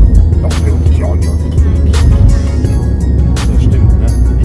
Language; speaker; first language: German; native; German